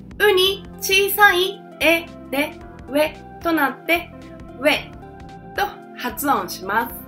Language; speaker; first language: Japanese; native; Japanese